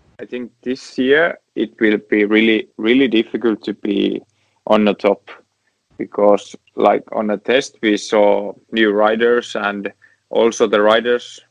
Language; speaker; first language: English; non-native, learner; Finnish